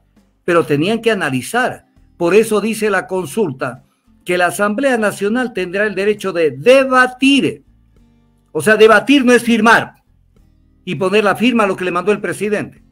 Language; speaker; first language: Spanish; native; Spanish